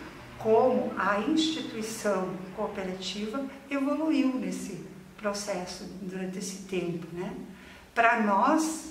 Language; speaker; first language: Portuguese; native; Portuguese